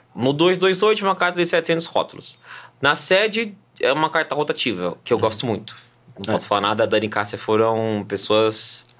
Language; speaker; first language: Portuguese; native; Portuguese